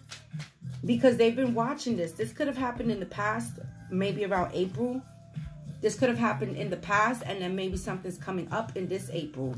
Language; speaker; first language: English; native; English